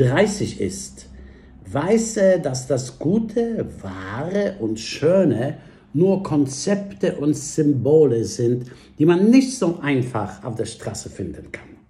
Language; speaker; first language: German; non-native, fluent; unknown